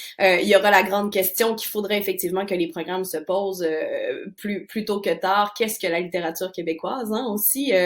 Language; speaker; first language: French; native; French